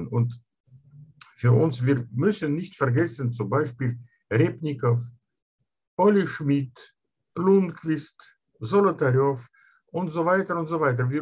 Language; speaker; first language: German; non-native, fluent; Russian